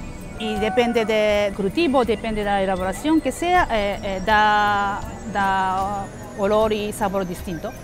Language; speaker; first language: Spanish; non-native, learner; Japanese